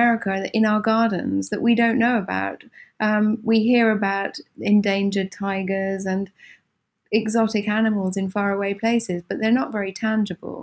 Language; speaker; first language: English; native; English